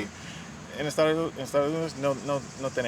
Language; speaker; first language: Spanish; non-native, learner; English